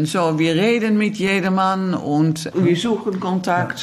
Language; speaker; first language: German; non-native, learner; Dutch